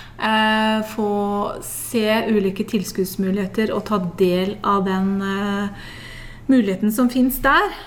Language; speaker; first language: Norwegian; native; Norwegian